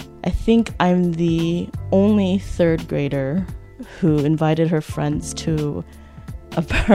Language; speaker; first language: English; native; English